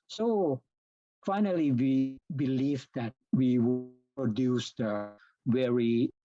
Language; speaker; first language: English; non-native, fluent; Thai